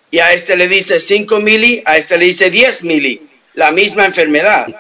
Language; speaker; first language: Spanish; native; Spanish